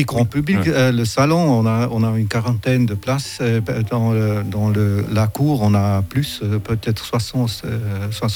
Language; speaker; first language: French; non-native, fluent; German